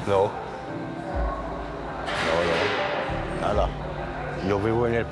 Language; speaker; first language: Spanish; non-native, learner; French